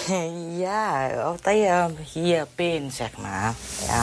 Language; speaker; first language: Dutch; non-native, learner; Thai